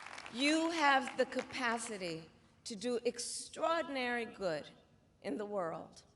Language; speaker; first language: English; native; English